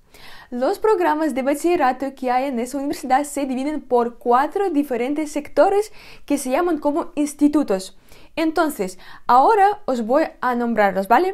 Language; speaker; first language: Spanish; non-native, fluent; Russian